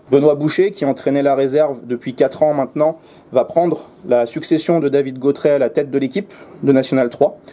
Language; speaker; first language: French; native; French